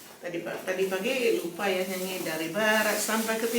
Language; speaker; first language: Indonesian; native; Indonesian